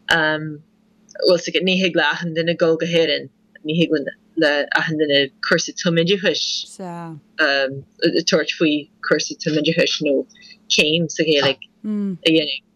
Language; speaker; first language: Irish; non-native, fluent; English